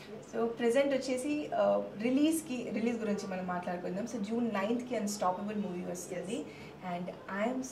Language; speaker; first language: Telugu; non-native, local second language; Hindi